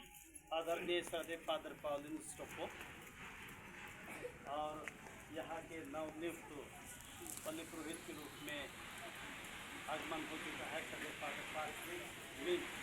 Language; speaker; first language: Hindi; native; Hindi